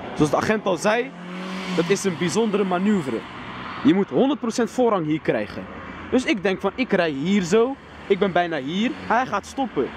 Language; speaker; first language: Dutch; early bilingual, other home language; Riffian